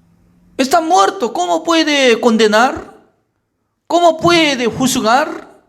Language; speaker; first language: Spanish; non-native, fluent; Korean